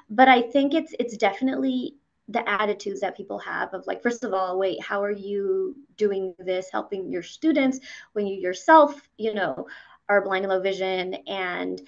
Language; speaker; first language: English; early bilingual, other home language; Spanish